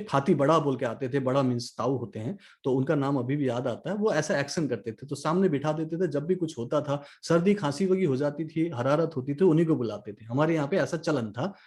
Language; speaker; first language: Hindi; non-native, local second language; Nepali